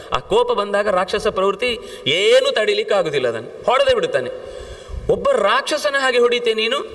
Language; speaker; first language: Kannada; non-native, local second language; Tulu